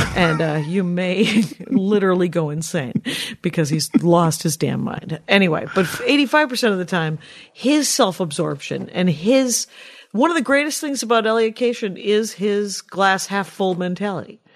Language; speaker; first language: English; native; English